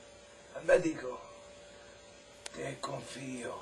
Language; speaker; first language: Spanish; non-native, learner; English